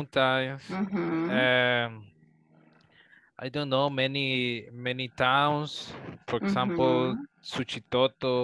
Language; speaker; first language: English; non-native, learner; Spanish